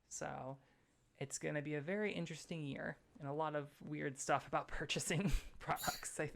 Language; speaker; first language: English; native; English